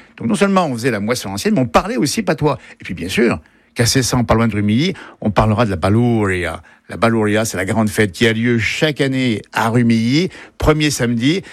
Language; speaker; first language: French; native; French